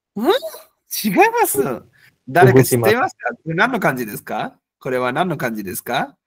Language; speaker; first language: Japanese; non-native, fluent; Bangla